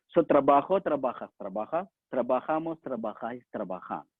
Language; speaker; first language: Spanish; non-native, fluent; Malayalam